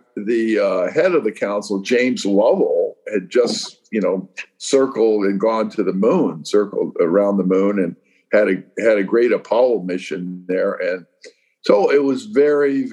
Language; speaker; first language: English; native; English